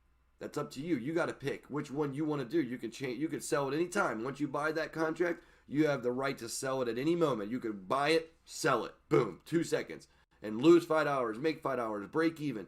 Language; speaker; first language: English; native; English